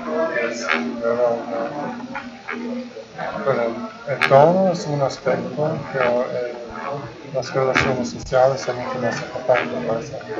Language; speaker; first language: Spanish; non-native, fluent; German